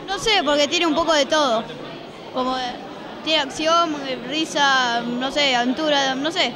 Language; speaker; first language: Spanish; native; Spanish